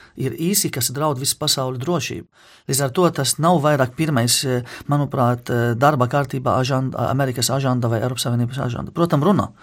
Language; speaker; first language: Latvian; non-native, fluent; Arabic